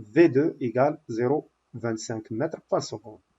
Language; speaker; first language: French; non-native, local second language; Arabic